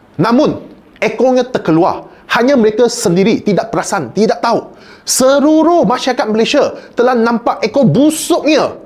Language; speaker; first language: Malay; non-native, local second language; Chinese